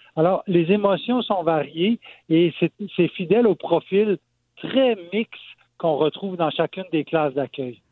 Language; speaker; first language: French; native; French